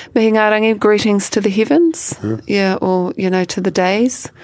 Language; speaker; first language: English; native; English